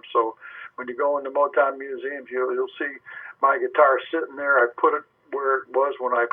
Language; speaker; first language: English; native; English